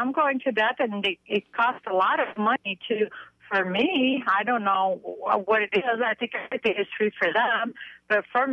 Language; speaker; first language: English; non-native, fluent; French